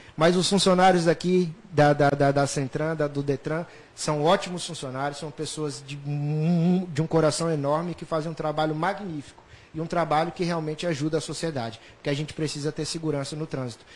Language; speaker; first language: Portuguese; native; Portuguese